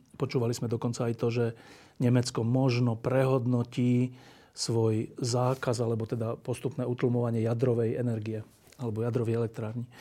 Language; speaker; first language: Slovak; native; Slovak